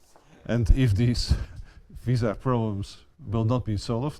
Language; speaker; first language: English; non-native, fluent; Dutch